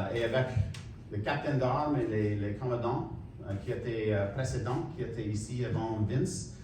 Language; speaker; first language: French; non-native, learner; English